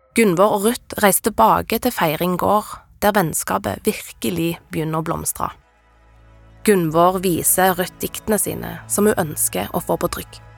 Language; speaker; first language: Norwegian; native; Norwegian